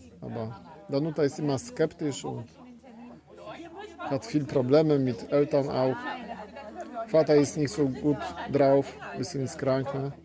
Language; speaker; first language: German; non-native, learner; Polish